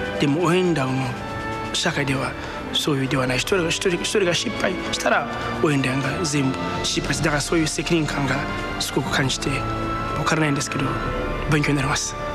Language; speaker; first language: Japanese; non-native, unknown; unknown